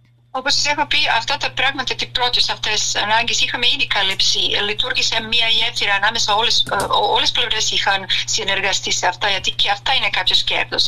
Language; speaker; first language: Greek; non-native, fluent; Serbian